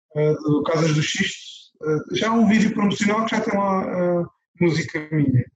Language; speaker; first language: Portuguese; native; Portuguese